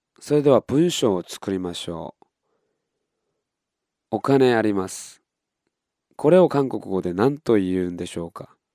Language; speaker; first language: Japanese; non-native, fluent; Korean